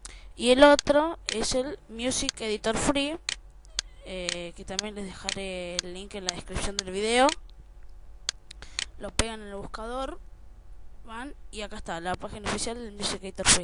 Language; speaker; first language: Spanish; native; Spanish